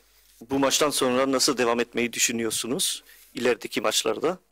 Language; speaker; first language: Turkish; early bilingual, heritage; Turkish